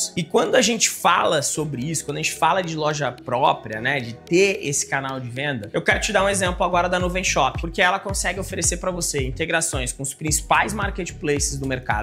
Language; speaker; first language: Portuguese; native; Portuguese